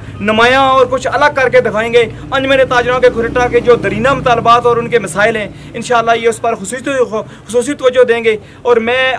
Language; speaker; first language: Urdu; non-native, local second language; Pahari-Potwari